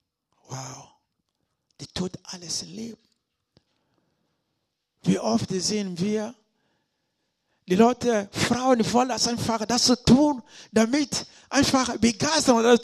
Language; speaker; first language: German; non-native, learner; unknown